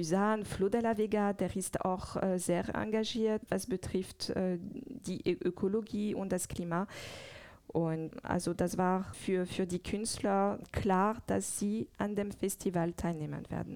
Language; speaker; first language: German; non-native, fluent; French